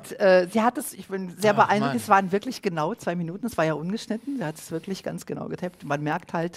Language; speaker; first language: German; native; German